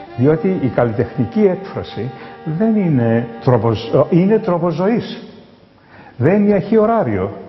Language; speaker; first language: Greek; native; Greek